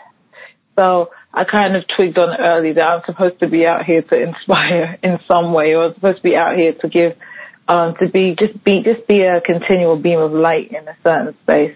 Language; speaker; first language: English; native; English